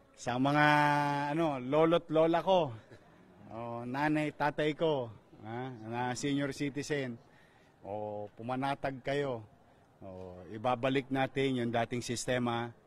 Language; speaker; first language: Filipino; native; Filipino